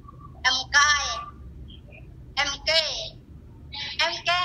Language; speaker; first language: Cantonese; non-native, learner; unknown